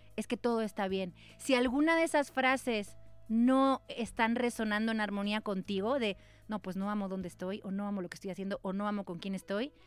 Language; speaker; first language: Spanish; native; Spanish